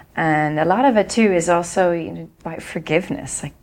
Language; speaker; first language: English; native; English